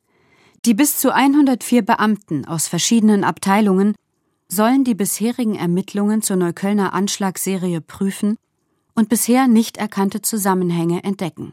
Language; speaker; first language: German; native; German